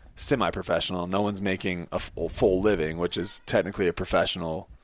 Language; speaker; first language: English; native; English